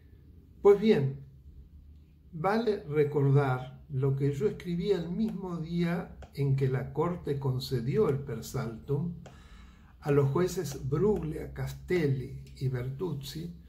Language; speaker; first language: Spanish; native; Spanish